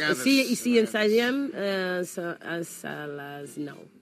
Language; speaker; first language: Catalan; non-native, learner; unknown